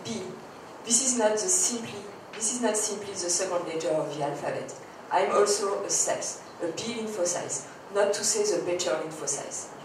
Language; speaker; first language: English; non-native, fluent; French